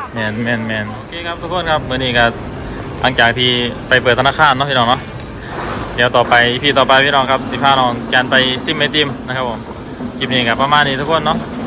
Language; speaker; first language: Thai; native; Thai